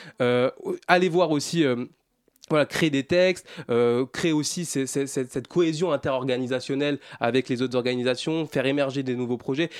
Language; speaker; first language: French; native; French